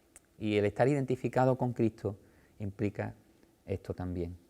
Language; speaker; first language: Spanish; native; Spanish